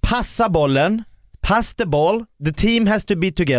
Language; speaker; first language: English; non-native, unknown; Swedish